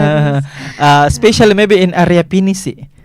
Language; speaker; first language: English; non-native, learner; Indonesian